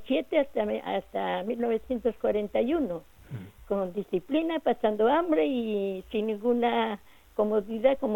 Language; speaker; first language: Spanish; native; Spanish